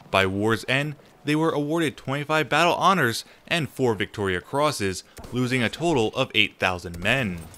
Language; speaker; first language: English; native; English